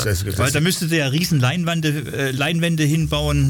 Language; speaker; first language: German; native; German